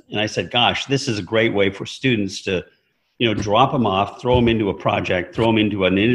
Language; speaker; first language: English; native; English